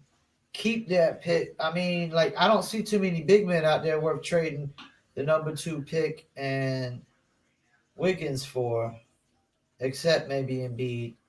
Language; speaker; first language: English; native; English